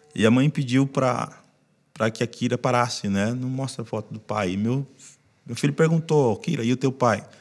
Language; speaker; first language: Portuguese; native; Portuguese